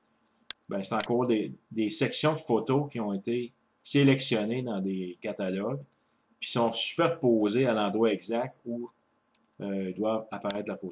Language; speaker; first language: French; native; French